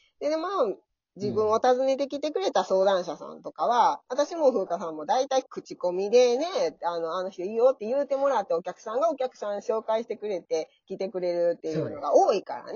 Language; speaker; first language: Japanese; native; Japanese